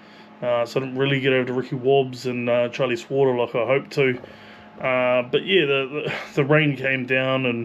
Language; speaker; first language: English; native; English